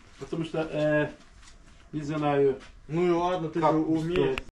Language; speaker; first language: Russian; non-native, learner; Turkish